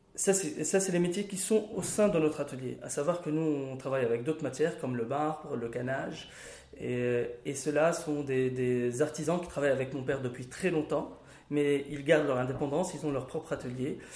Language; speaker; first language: French; non-native, local second language; Arabic